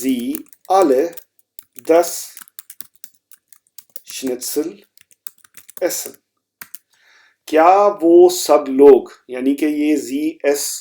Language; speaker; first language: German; non-native, fluent; Urdu